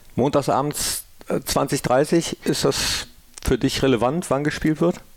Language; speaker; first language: German; native; German